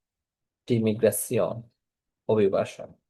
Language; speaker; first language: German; non-native, fluent; Bangla